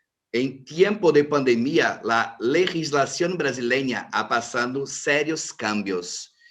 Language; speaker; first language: Spanish; non-native, fluent; Portuguese